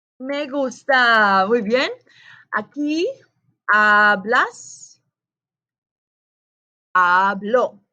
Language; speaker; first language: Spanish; non-native, fluent; English